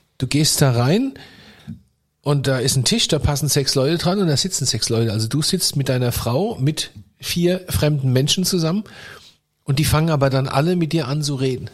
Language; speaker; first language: German; native; German